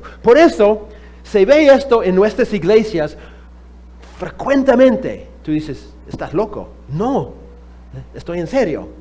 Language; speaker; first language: Spanish; non-native, fluent; English